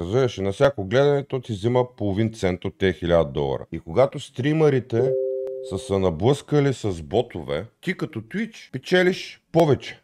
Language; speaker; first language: Bulgarian; native; Bulgarian